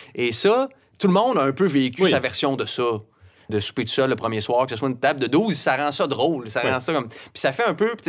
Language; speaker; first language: French; native; French